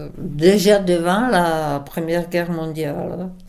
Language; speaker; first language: French; non-native, fluent; Czech